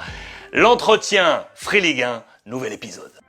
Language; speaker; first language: French; native; French